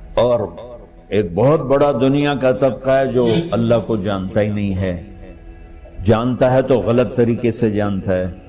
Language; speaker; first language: Urdu; non-native, local second language; Punjabi